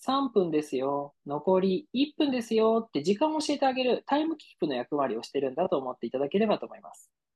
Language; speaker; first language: Japanese; native; Japanese